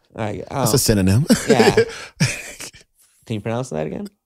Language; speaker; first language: English; native; English